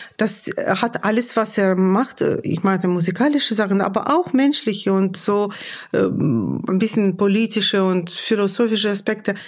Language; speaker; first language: German; non-native, fluent; Russian